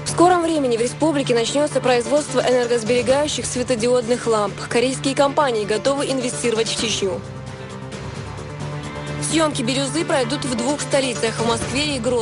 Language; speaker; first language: Russian; native; Russian